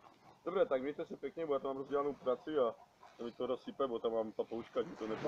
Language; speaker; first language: Czech; native; Czech